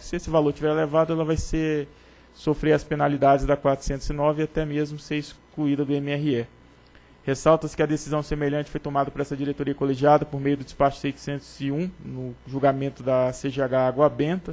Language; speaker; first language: Portuguese; native; Portuguese